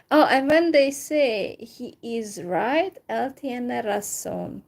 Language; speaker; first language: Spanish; non-native, learner; Hungarian